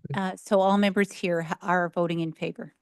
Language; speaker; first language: English; native; English